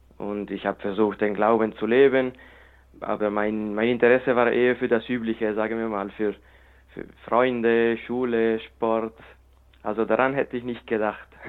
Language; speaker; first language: German; non-native, local second language; Italian